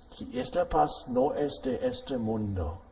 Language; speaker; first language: Spanish; non-native, fluent; German